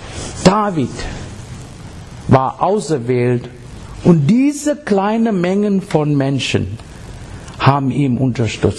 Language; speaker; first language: German; non-native, learner; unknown